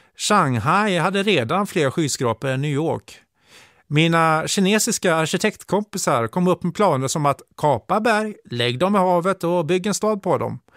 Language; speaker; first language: Swedish; native; Swedish